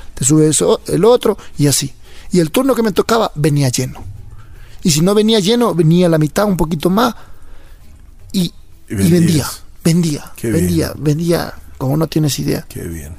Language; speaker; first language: Spanish; native; Spanish